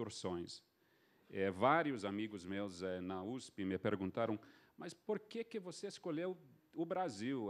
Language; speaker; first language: Portuguese; non-native, fluent; English